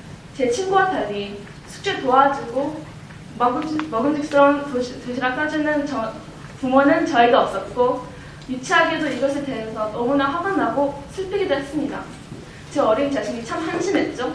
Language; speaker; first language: Korean; early bilingual, heritage; Korean